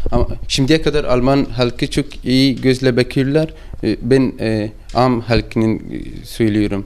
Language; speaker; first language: Turkish; non-native, learner; Persian